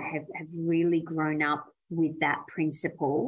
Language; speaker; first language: English; early bilingual, other home language; Persian